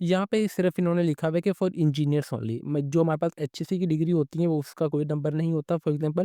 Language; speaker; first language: Hindi; non-native, local second language; Punjabi